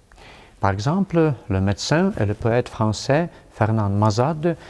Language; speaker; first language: French; non-native, fluent; Ukrainian